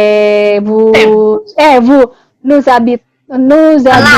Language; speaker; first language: French; non-native, learner; Indonesian